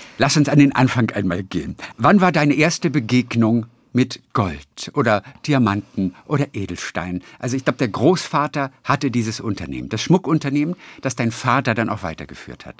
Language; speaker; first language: German; native; German